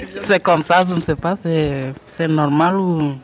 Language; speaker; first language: French; non-native, learner; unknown